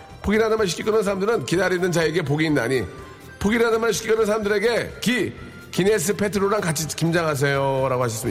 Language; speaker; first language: Korean; native; Korean